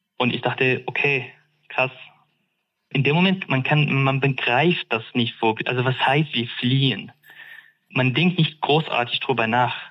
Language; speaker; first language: German; non-native, fluent; Arabic